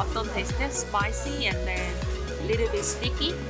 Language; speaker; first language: English; non-native, learner; Korean